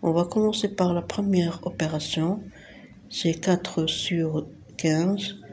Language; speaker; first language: French; non-native, local second language; Arabic